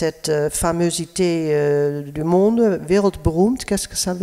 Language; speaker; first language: French; non-native, fluent; Dutch